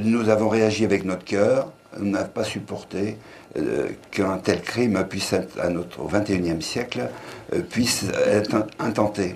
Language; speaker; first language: French; native; French